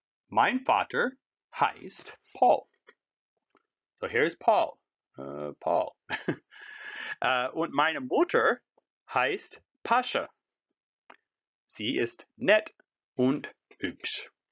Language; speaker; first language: German; non-native, fluent; English